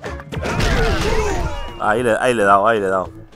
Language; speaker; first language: Spanish; native; Spanish